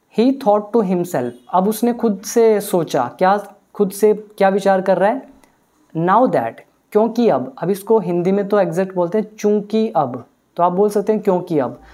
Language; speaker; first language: Hindi; native; Hindi